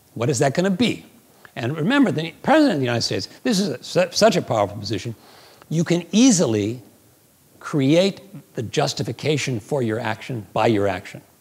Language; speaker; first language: English; native; English